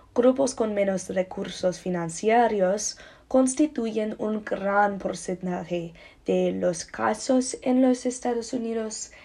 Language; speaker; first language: Spanish; non-native, learner; English